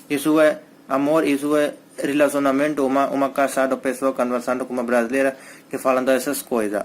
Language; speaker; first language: Portuguese; non-native, learner; Hindi